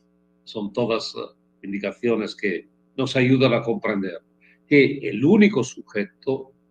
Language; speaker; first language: Spanish; non-native, fluent; Italian